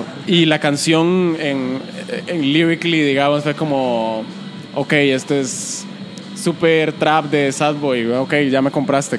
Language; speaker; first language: Spanish; native; Spanish